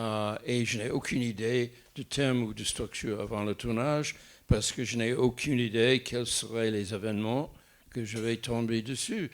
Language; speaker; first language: French; non-native, fluent; English